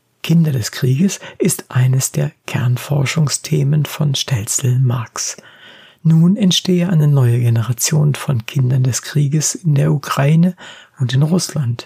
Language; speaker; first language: German; native; German